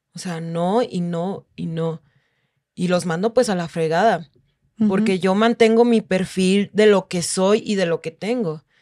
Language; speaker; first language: Spanish; native; Spanish